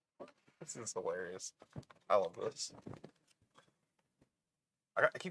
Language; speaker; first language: English; native; English